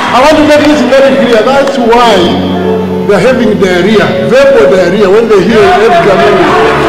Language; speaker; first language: English; non-native, local second language; Bemba